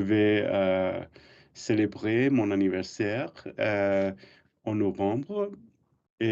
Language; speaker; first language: French; non-native, learner; English